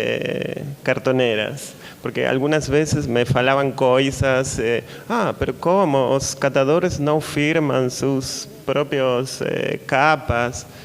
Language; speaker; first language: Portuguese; non-native, learner; Spanish